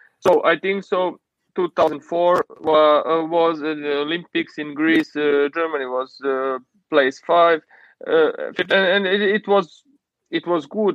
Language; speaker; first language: English; non-native, learner; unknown